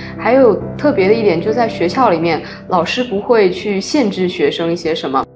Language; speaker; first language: Chinese; native; Chinese